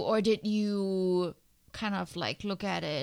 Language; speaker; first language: English; non-native, fluent; German